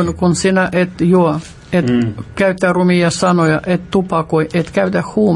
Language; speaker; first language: Finnish; non-native, fluent; Russian